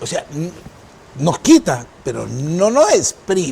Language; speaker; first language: Spanish; native; Spanish